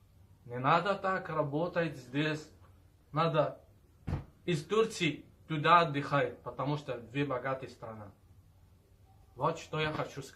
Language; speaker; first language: Russian; non-native, learner; Arabic